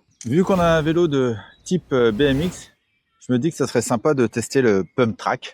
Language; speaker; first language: French; native; French